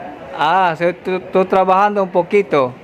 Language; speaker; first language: Spanish; non-native, learner; Filipino